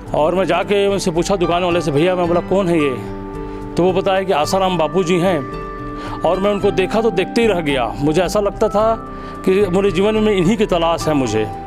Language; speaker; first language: Hindi; native; Hindi